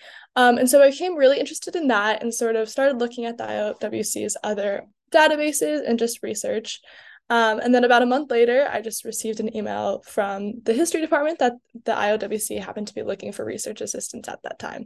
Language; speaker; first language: English; native; English